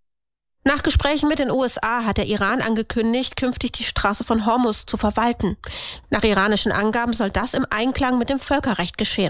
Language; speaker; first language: German; native; German